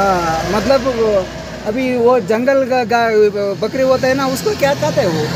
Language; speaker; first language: Hindi; non-native, local second language; Kannada